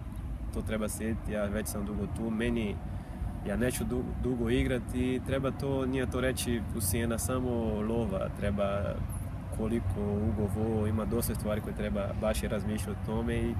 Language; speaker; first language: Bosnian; non-native, fluent; Portuguese